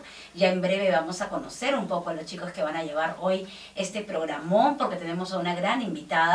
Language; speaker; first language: Spanish; native; Spanish